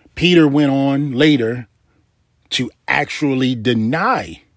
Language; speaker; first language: English; native; English